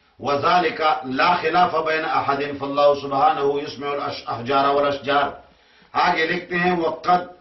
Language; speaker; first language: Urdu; non-native, local second language; Pashto